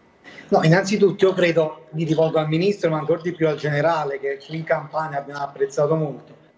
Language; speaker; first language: Italian; native; Italian